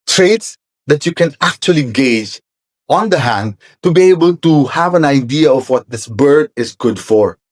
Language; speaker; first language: English; non-native, local second language; Filipino